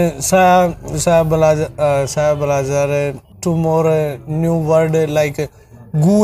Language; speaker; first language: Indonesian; non-native, learner; Hindi